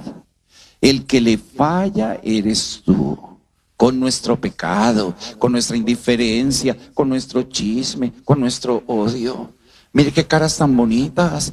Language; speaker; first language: Spanish; native; Spanish